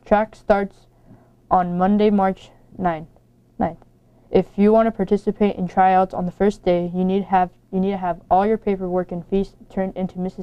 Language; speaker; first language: English; native; English